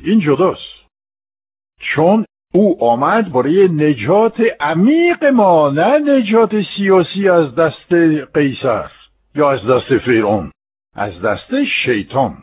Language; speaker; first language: Persian; non-native, fluent; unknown